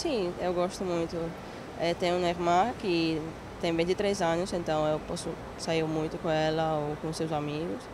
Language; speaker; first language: Portuguese; non-native, learner; Italian